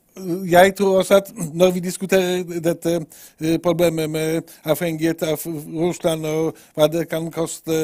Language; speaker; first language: Norwegian; non-native, fluent; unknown